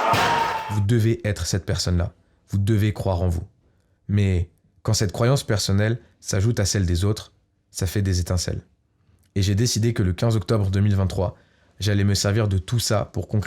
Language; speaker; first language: French; native; French